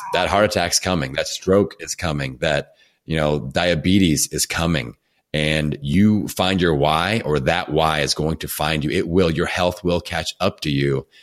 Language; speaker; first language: English; native; English